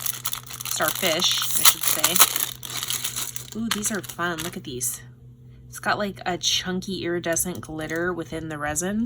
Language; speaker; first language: English; native; English